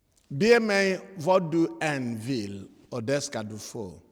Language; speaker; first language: Swedish; non-native, fluent; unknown